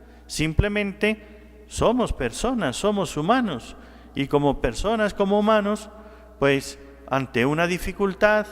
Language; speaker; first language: Spanish; native; Spanish